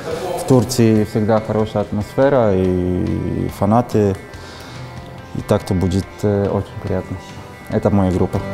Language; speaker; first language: Russian; non-native, fluent; Polish